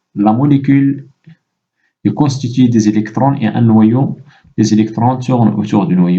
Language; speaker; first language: French; non-native, local second language; Arabic